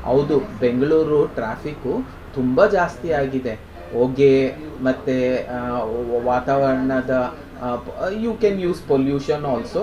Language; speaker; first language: Kannada; non-native, fluent; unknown